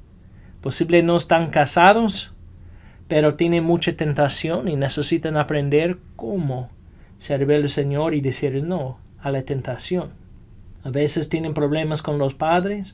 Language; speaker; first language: Spanish; non-native, fluent; English